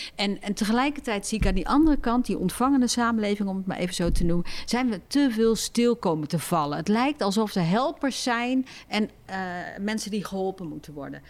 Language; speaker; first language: Dutch; early bilingual, other home language; Turkish